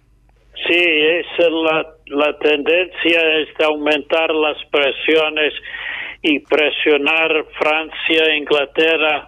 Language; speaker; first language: Spanish; non-native, fluent; English